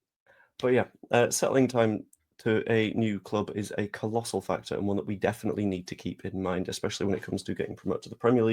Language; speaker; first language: English; native; English